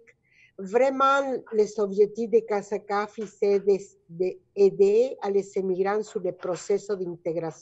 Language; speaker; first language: French; non-native, fluent; Spanish